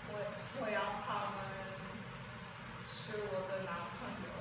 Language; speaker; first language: Chinese; non-native, learner; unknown